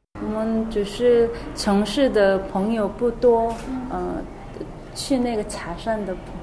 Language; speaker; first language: Chinese; non-native, learner; Korean